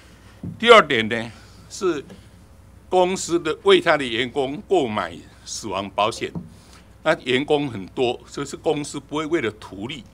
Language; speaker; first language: Chinese; native; Chinese